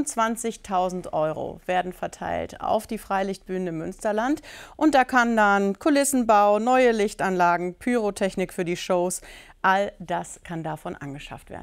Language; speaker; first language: German; native; German